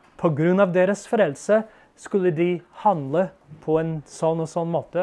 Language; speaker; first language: Norwegian; non-native, fluent; English